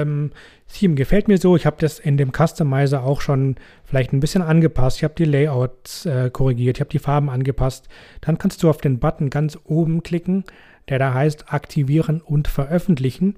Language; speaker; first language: German; native; German